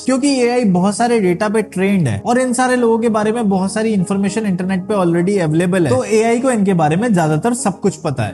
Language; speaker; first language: Hindi; native; Hindi